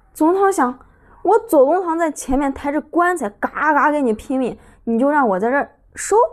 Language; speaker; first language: Chinese; native; Chinese